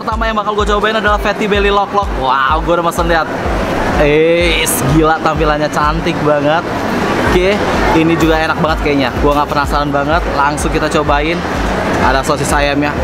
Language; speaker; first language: Indonesian; native; Indonesian